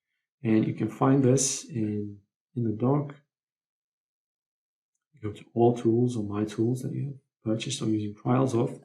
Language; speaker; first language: English; non-native, fluent; Lithuanian